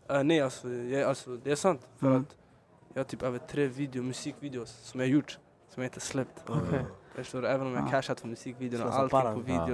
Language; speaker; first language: Swedish; early bilingual, other home language; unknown